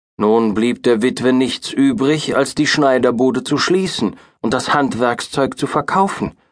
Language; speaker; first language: German; native; German